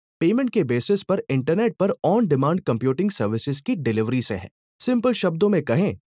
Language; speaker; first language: Hindi; native; Hindi